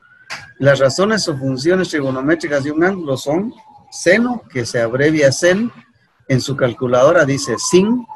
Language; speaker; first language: Spanish; native; Spanish